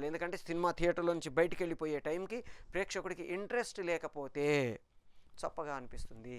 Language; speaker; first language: Telugu; native; Telugu